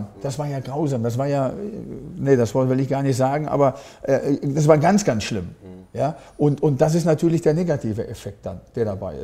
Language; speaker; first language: German; native; German